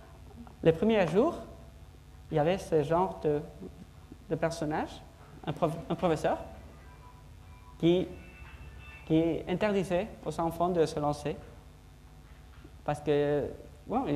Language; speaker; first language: French; non-native, fluent; Spanish